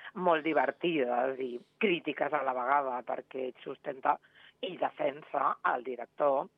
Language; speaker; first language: Catalan; native; Catalan